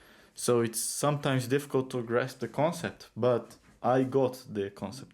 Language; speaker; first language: English; non-native, fluent; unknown